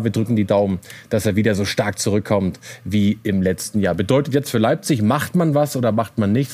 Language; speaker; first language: German; native; German